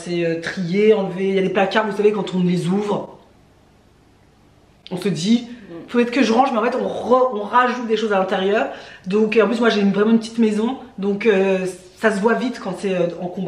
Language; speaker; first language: French; native; French